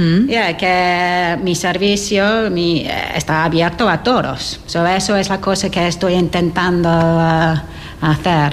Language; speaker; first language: Spanish; non-native, learner; English